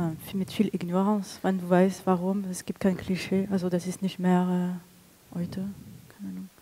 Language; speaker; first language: German; non-native, fluent; French